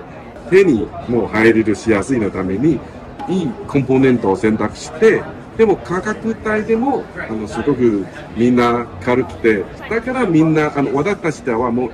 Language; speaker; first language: Japanese; non-native, learner; Chinese